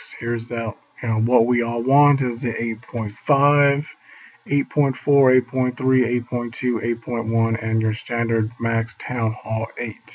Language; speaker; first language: English; native; English